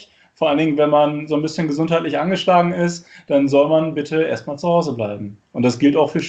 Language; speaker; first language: German; native; German